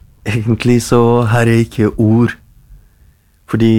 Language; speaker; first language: Norwegian; non-native, fluent; Kurdish